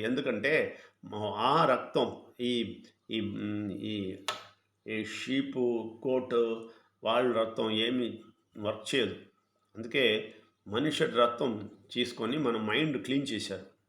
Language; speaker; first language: Telugu; non-native, fluent; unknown